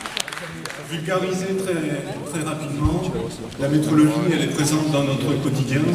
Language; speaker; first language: French; native; French